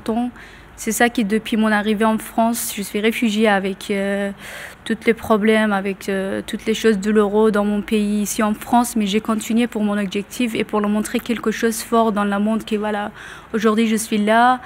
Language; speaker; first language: French; non-native, learner; Persian